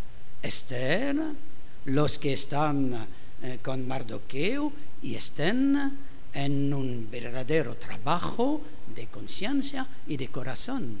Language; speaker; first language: Spanish; non-native, fluent; French